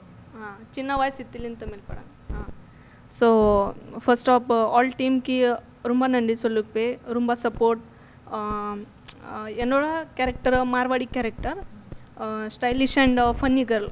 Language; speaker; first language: Tamil; non-native, learner; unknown